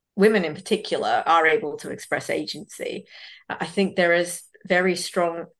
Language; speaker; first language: English; native; English